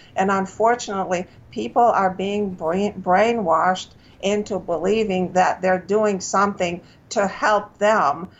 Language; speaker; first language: English; non-native, fluent; Romanian